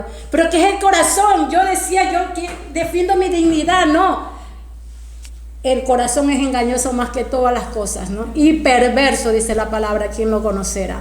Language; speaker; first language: Spanish; native; Spanish